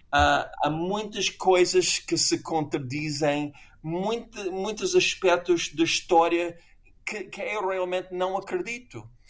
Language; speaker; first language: Portuguese; non-native, fluent; English